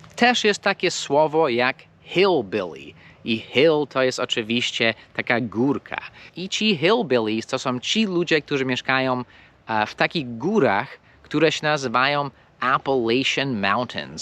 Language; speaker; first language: Polish; non-native, fluent; English